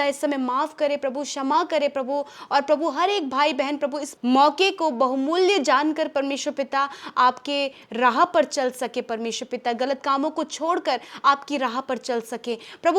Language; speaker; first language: Hindi; native; Hindi